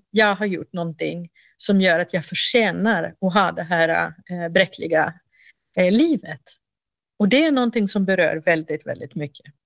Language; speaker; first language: Swedish; non-native, fluent; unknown